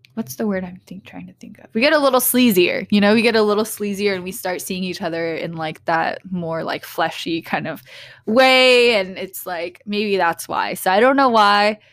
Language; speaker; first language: English; early bilingual, other home language; Vietnamese